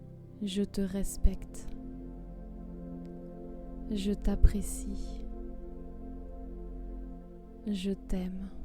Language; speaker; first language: French; native; French